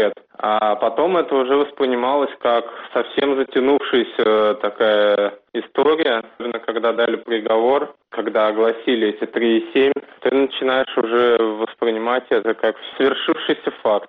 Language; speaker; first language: Russian; native; Russian